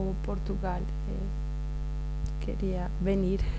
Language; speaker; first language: Portuguese; non-native, learner; Spanish